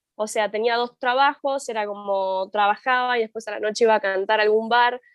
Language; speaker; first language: Spanish; native; Spanish